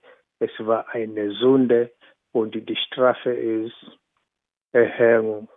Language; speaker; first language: German; non-native, fluent; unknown